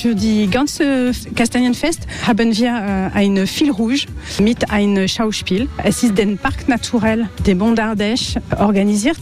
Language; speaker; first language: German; non-native, learner; French